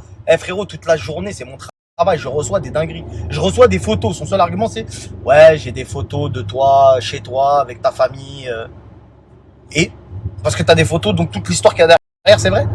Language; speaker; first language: French; native; French